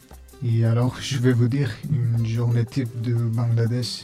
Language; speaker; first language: French; non-native, learner; Bangla